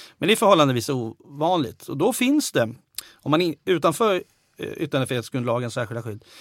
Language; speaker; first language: Swedish; native; Swedish